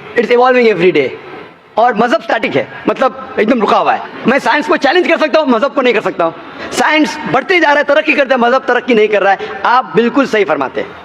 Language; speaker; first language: Hindi; non-native, local second language; Konkani